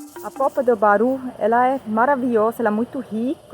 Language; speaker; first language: Portuguese; non-native, fluent; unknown